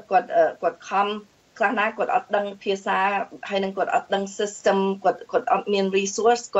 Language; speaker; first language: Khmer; early bilingual, heritage; Khmer